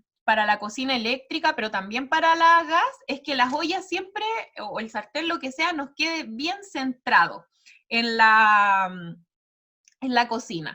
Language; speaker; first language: Spanish; native; Spanish